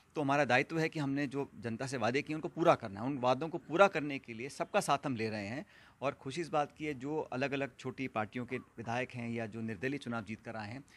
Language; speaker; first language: Hindi; native; Hindi